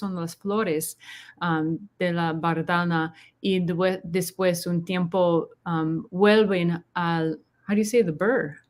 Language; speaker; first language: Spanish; non-native, learner; English